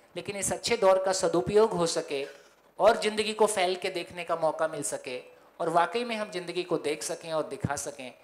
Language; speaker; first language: Hindi; native; Hindi